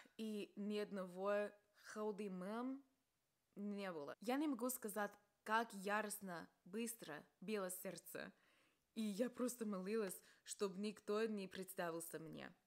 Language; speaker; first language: Russian; non-native, fluent; English